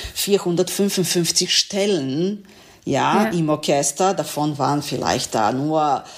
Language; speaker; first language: German; non-native, learner; Serbian